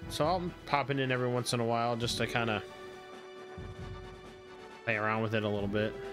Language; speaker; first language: English; native; English